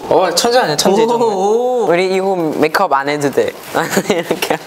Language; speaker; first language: Korean; non-native, learner; Chinese